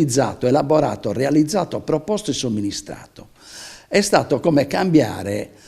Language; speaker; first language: Italian; native; Italian